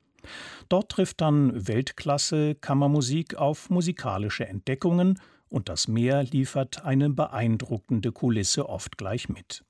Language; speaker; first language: German; native; German